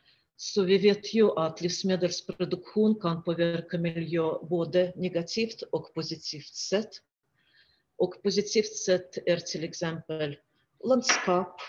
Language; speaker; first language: Swedish; non-native, fluent; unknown